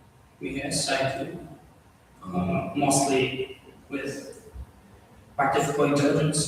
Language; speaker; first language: English; non-native, fluent; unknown